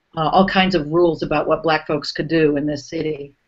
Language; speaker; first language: English; native; English